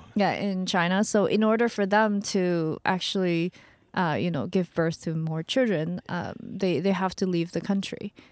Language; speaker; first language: English; early bilingual, other home language; Chinese